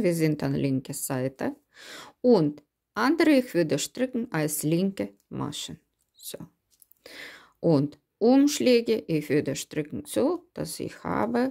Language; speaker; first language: German; non-native, learner; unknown